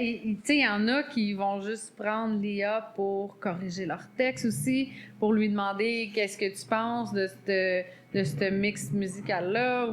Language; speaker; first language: French; native; French